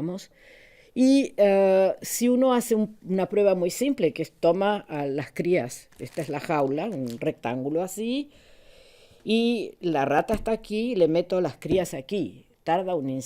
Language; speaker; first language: Spanish; native; Spanish